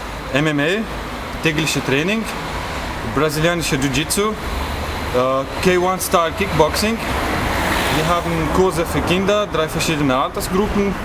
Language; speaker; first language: German; non-native, fluent; Arabic